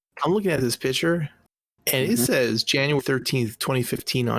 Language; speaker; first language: English; native; English